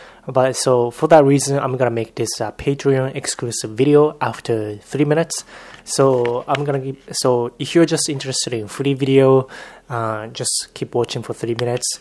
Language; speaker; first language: English; non-native, fluent; Japanese